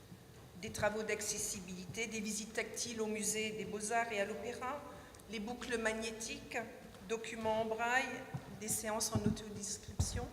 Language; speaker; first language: French; native; French